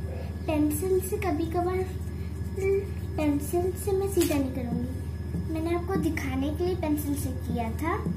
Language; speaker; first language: Hindi; native; Hindi